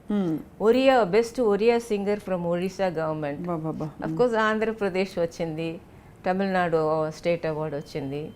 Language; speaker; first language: Telugu; non-native, fluent; Tamil